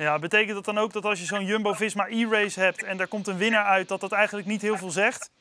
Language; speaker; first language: Dutch; native; Dutch